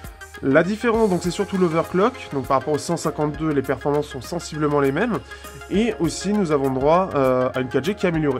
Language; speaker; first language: French; native; French